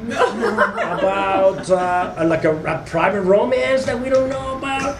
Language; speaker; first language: English; non-native, fluent; Spanish